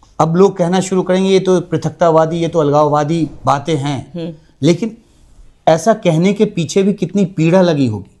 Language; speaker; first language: Hindi; native; Hindi